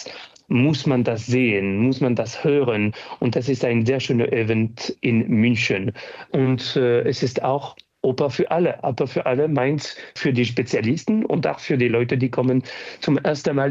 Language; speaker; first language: German; non-native, fluent; French